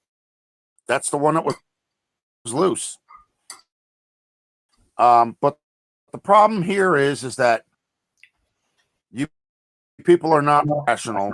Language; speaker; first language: English; native; English